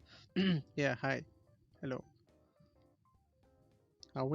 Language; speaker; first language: English; non-native, learner; Bangla